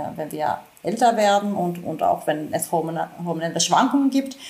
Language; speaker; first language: German; non-native, fluent; Finnish